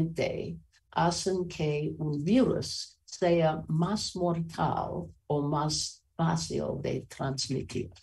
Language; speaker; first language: Spanish; non-native, learner; English